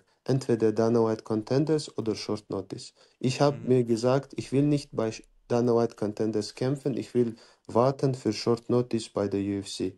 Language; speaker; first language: German; non-native, fluent; Chechen